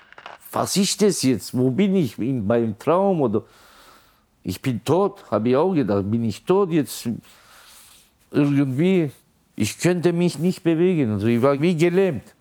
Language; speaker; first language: German; non-native, learner; Turkish